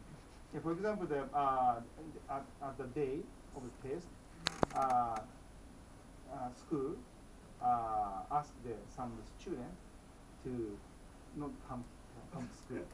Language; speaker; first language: English; non-native, fluent; Japanese